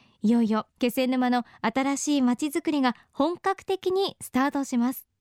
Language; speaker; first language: Japanese; native; Japanese